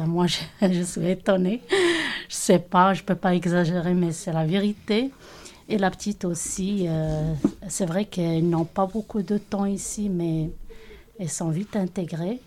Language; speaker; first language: French; non-native, local second language; Arabic